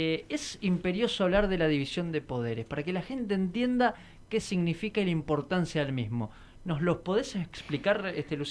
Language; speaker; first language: Spanish; native; Spanish